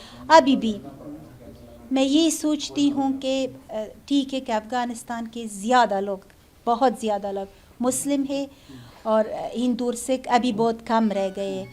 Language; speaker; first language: Hindi; non-native, learner; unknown